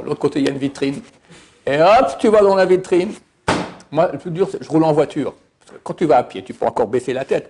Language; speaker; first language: French; native; French